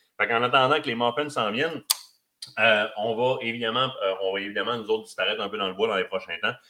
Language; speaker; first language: French; native; French